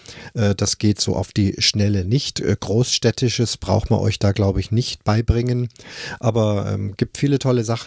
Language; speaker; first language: German; native; German